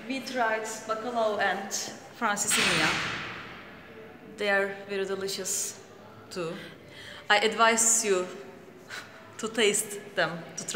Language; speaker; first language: English; non-native, fluent; Turkish